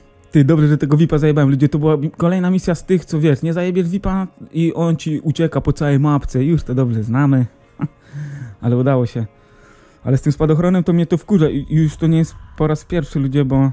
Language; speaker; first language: Polish; native; Polish